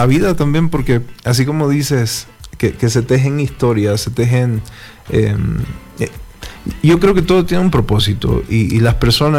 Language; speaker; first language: Spanish; native; Spanish